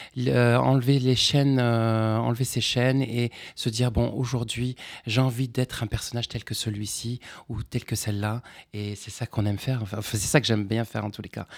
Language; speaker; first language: French; non-native, local second language; Arabic